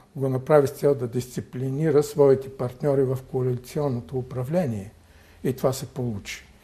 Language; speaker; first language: Bulgarian; native; Bulgarian